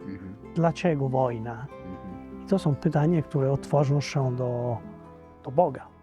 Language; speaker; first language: Polish; non-native, fluent; Italian